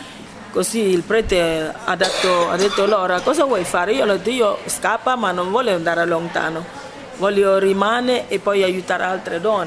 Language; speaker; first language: Italian; non-native, fluent; Ibibio